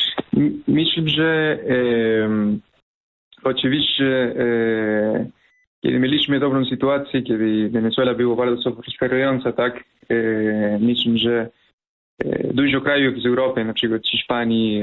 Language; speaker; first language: Polish; non-native, fluent; Spanish